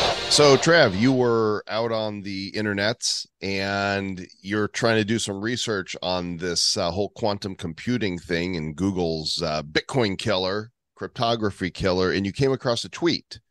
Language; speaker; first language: English; native; English